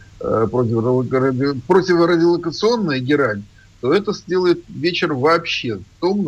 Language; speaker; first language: Russian; native; Russian